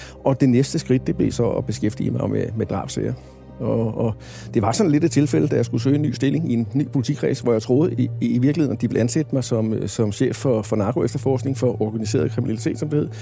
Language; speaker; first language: Danish; native; Danish